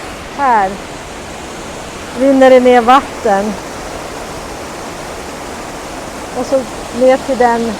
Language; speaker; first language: Swedish; native; Swedish